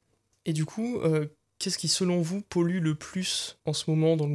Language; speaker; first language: French; native; French